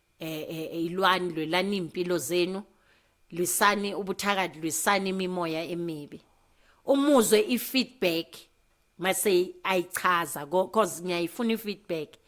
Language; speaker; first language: Zulu; non-native, local second language; Southern Sotho